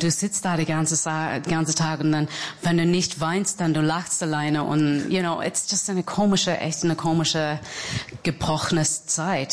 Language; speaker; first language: German; non-native, fluent; English